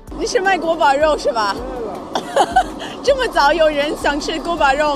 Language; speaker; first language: Chinese; non-native, fluent; English